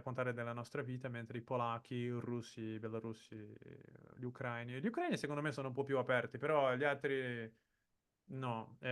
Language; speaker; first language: Italian; non-native, fluent; Portuguese